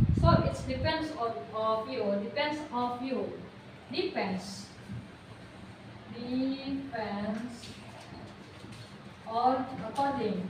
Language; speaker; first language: English; non-native, fluent; Indonesian